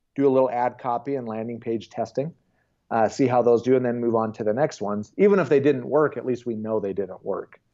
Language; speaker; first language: English; native; English